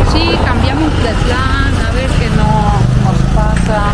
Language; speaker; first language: Spanish; non-native, fluent; Italian